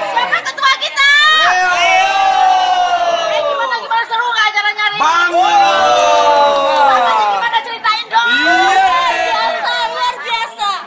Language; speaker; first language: Indonesian; native; Indonesian